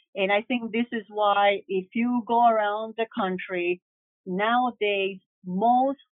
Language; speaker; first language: English; early bilingual, other home language; Spanish